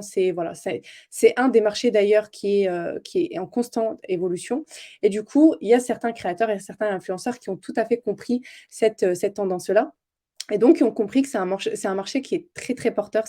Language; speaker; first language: French; native; French